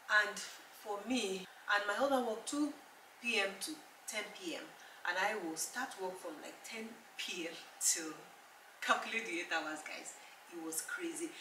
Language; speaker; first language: English; non-native, local second language; Yoruba